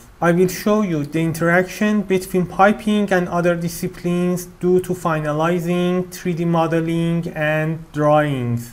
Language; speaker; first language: English; non-native, fluent; Persian